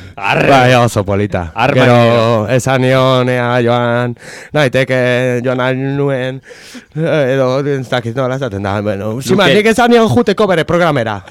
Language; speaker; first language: Basque; non-native, local second language; Spanish